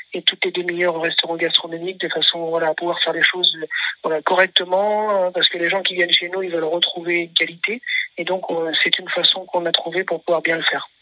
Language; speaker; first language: French; native; French